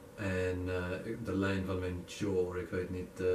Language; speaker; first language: Dutch; non-native, learner; English